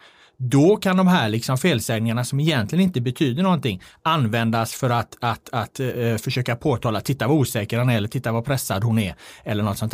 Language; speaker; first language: Swedish; native; Swedish